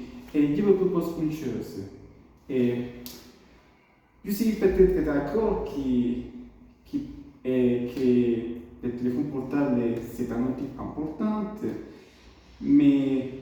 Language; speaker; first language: French; non-native, learner; Spanish